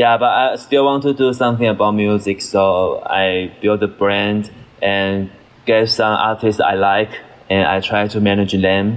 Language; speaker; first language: English; non-native, learner; Chinese